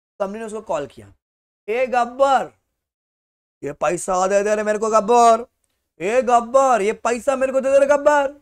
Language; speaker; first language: Hindi; native; Hindi